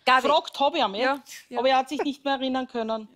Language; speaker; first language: German; native; German